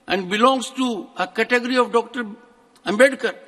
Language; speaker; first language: English; non-native, local second language; Hindi